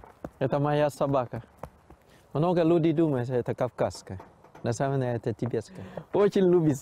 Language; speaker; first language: Russian; non-native, fluent; Thai